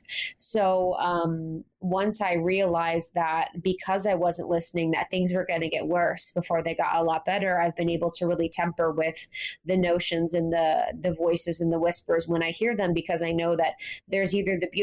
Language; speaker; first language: English; native; English